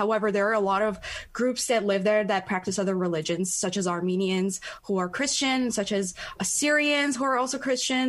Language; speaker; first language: English; non-native, fluent; Persian